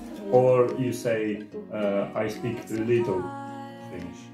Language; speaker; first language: English; non-native, fluent; Russian